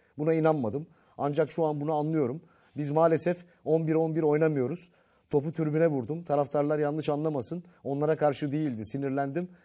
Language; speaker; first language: Turkish; native; Turkish